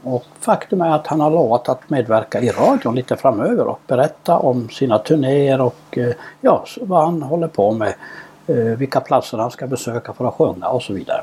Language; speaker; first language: Swedish; native; Swedish